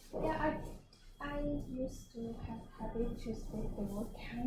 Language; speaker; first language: English; non-native, learner; Vietnamese